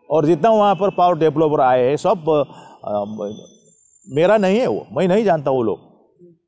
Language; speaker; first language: Hindi; non-native, local second language; Nepali